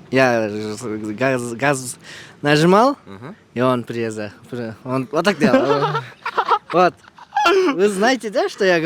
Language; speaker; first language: Russian; non-native, local second language; Kyrgyz